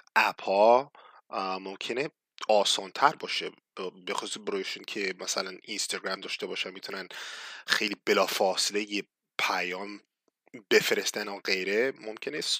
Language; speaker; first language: Persian; non-native, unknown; English